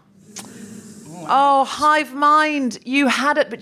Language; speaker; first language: English; native; English